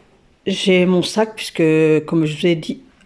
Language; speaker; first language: French; native; French